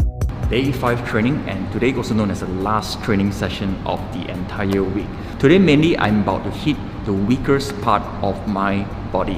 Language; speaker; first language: English; non-native, local second language; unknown